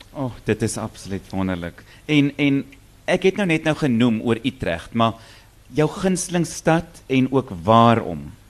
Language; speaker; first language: Afrikaans; native; Afrikaans